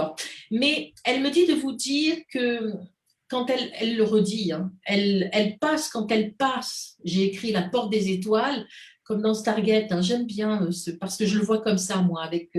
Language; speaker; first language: French; native; French